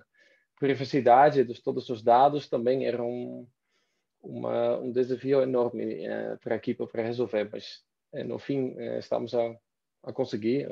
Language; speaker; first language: Portuguese; non-native, fluent; Dutch